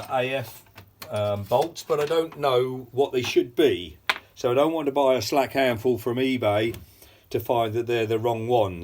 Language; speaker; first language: English; native; English